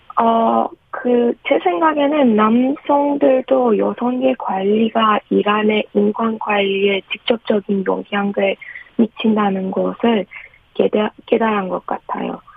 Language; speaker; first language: Korean; non-native, fluent; Persian